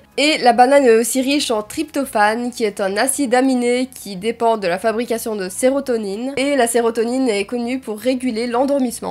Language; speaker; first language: French; native; French